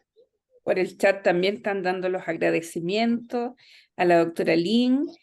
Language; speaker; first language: Spanish; native; Spanish